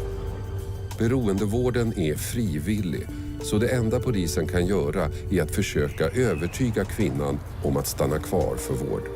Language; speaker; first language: Swedish; native; Swedish